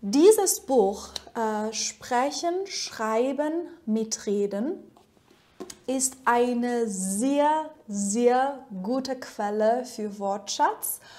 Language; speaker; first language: German; non-native, fluent; Persian